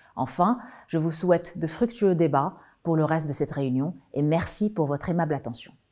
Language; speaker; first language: French; non-native, local second language; Arabic